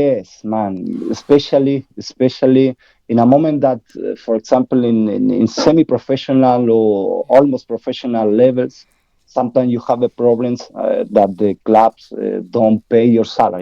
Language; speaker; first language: English; non-native, learner; Spanish